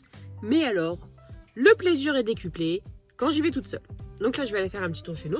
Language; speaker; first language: French; native; French